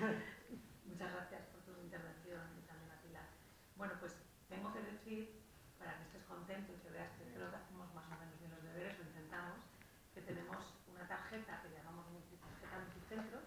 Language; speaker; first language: Spanish; native; Spanish